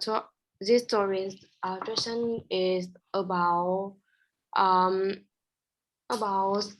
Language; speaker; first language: English; non-native, learner; Vietnamese